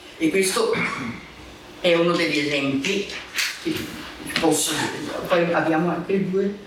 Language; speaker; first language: Italian; non-native, fluent; German